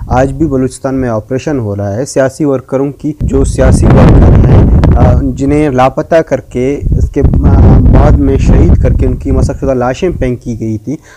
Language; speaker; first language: Urdu; non-native, local second language; Baluchi